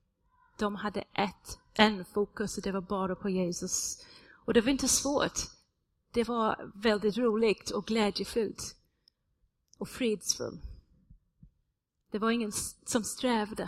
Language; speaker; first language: Swedish; non-native, fluent; English